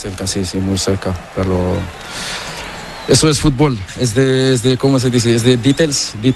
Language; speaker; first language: Spanish; non-native, learner; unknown